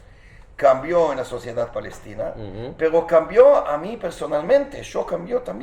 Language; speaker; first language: Spanish; non-native, fluent; Hebrew